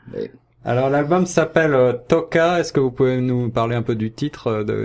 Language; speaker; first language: French; native; French